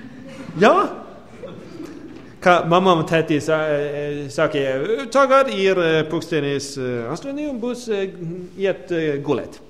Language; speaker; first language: Latvian; non-native, learner; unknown